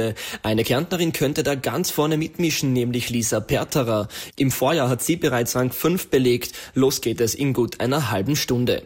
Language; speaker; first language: German; native; German